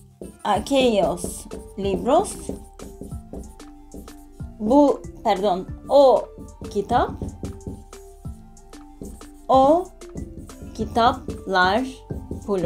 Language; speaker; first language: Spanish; non-native, fluent; Turkish